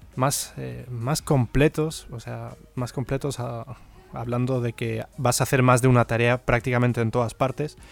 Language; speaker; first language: Spanish; native; Spanish